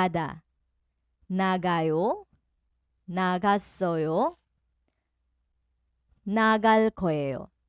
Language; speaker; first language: Korean; non-native, fluent; Filipino